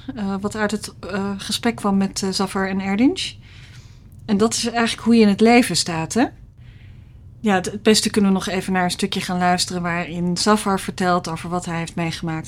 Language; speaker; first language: Dutch; native; Dutch